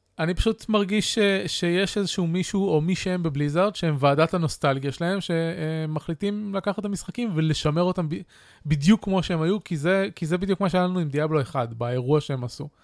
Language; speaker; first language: Hebrew; native; Hebrew